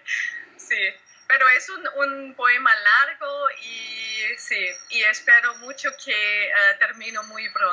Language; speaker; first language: Spanish; non-native, learner; German